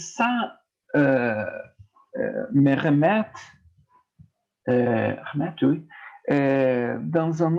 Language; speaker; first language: French; non-native, fluent; Portuguese